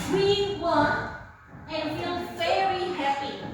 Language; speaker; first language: English; non-native, learner; Indonesian